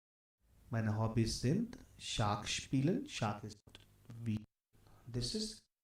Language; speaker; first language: German; non-native, fluent; Hindi